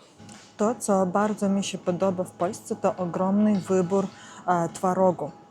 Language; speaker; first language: Polish; non-native, learner; Ukrainian